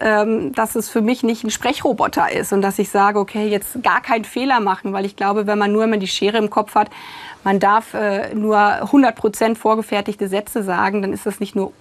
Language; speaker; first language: German; native; German